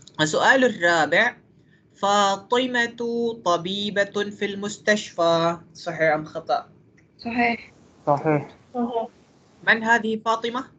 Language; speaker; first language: Arabic; non-native, fluent; Malay